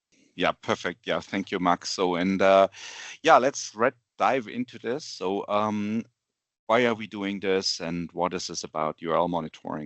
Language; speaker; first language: English; non-native, fluent; German